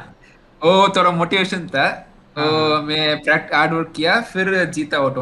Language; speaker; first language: Hindi; non-native, local second language; Tamil